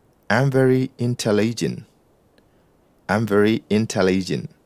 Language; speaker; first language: English; non-native, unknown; Lao